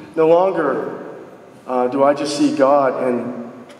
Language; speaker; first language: English; native; English